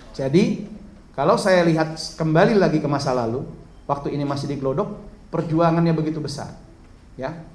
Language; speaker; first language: Indonesian; native; Indonesian